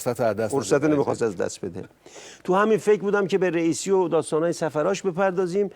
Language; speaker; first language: Persian; native; Persian